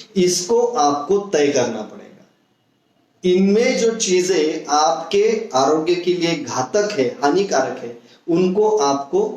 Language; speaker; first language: Hindi; non-native, local second language; Marathi